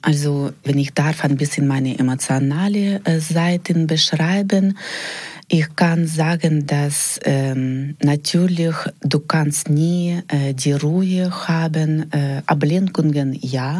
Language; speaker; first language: German; non-native, fluent; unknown